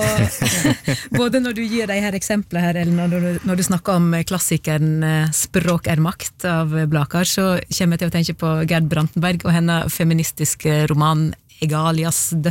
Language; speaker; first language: Norwegian; native; Norwegian